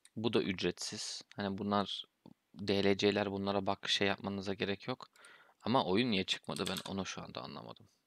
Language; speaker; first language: Turkish; early bilingual, heritage; Turkish